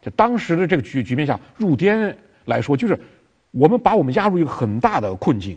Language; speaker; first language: Chinese; native; Chinese